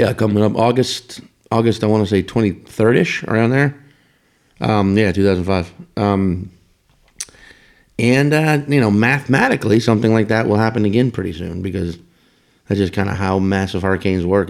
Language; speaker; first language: English; native; English